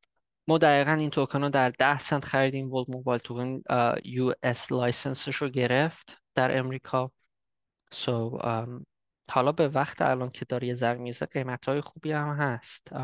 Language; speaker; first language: Persian; early bilingual, heritage; Persian